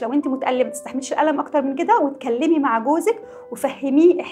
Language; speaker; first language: Arabic; native; Arabic